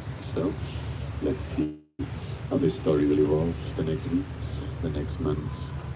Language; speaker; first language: English; non-native, fluent; German